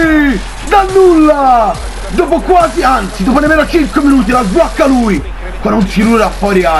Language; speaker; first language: Italian; native; Italian